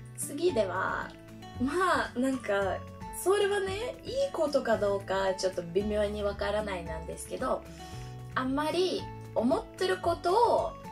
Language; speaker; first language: Japanese; non-native, fluent; Russian